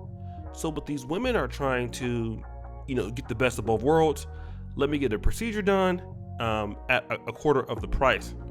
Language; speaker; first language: English; native; English